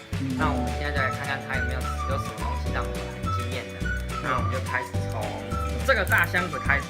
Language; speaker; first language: Chinese; native; Chinese